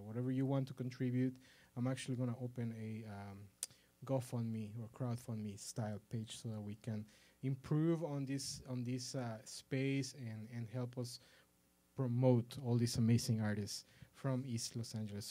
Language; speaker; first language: English; early bilingual, other home language; Spanish